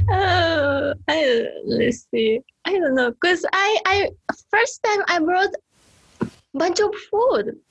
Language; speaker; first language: English; non-native, learner; Japanese